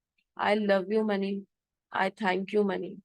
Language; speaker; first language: Hindi; native; Hindi